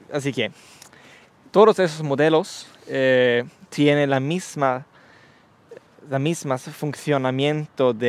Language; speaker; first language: Spanish; non-native, learner; Swedish